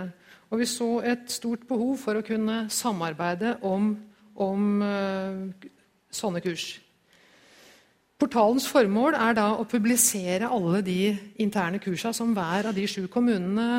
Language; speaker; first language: Norwegian; native; Norwegian